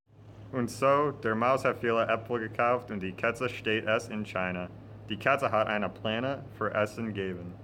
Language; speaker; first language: German; non-native, learner; English